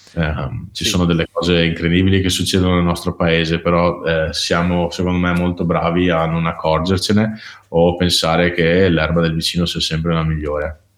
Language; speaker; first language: Italian; native; Italian